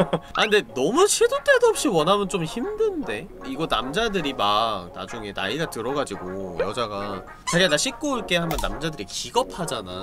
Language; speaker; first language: Korean; native; Korean